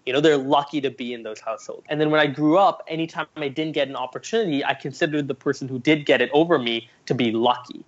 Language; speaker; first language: English; early bilingual, other home language; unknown